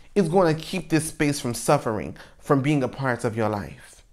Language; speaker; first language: English; native; English